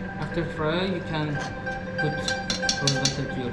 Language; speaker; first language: English; non-native, learner; Persian